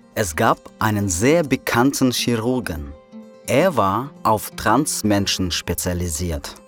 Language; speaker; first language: German; non-native, fluent; Russian